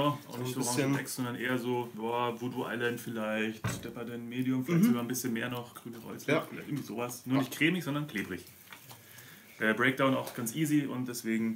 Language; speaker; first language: German; native; German